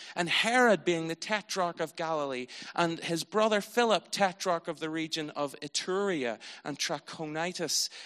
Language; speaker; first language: English; native; English